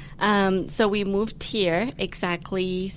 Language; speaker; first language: English; non-native, fluent; Spanish